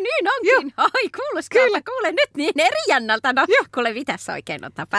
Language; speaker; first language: Finnish; native; Finnish